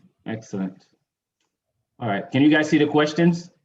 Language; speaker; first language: English; native; English